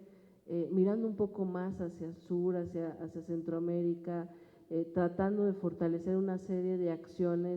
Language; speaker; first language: Spanish; native; Spanish